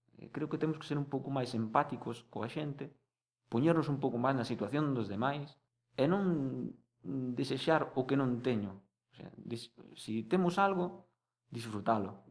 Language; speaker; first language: Galician; native; Galician